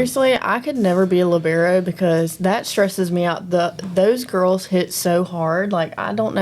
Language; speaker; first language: English; native; English